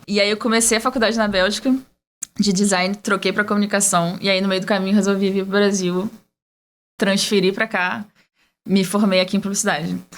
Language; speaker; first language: Portuguese; early bilingual, heritage; Portuguese